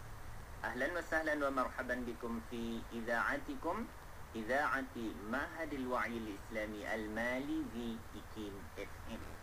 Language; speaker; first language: Arabic; non-native, fluent; Malay